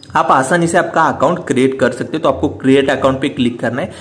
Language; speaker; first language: Hindi; non-native, local second language; Marathi